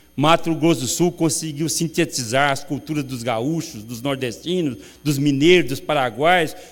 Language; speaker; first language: Portuguese; native; Portuguese